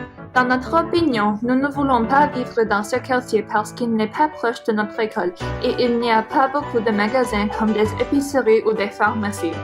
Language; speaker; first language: French; non-native, local second language; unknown